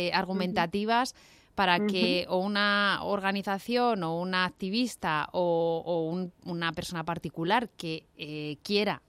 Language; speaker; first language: Spanish; native; Spanish